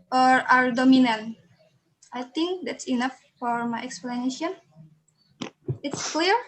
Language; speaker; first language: English; non-native, learner; Indonesian